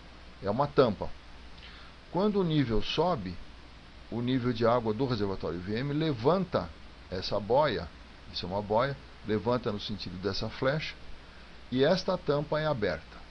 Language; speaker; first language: Portuguese; native; Portuguese